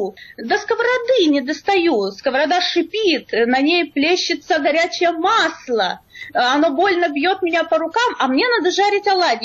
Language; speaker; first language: Russian; native; Russian